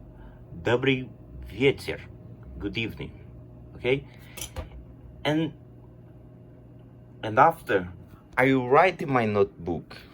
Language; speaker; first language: English; non-native, learner; Portuguese